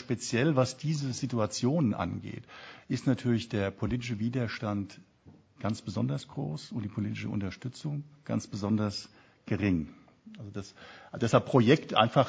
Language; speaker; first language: German; native; German